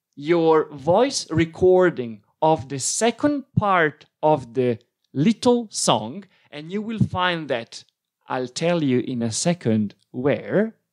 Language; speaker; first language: English; non-native, fluent; Italian